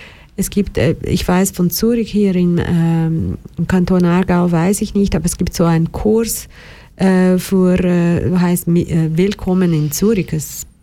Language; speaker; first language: German; non-native, fluent; Portuguese